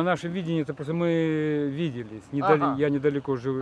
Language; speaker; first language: Russian; native; Russian